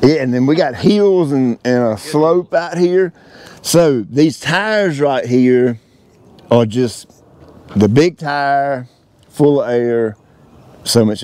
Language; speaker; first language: English; native; English